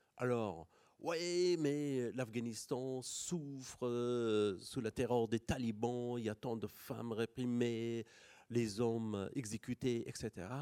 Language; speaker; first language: French; non-native, fluent; Persian